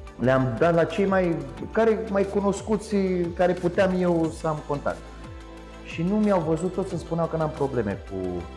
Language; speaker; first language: Romanian; native; Romanian